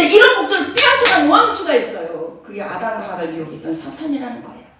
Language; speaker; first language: Korean; native; Korean